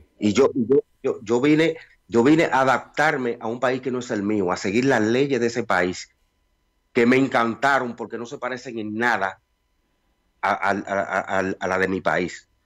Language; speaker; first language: Spanish; native; Spanish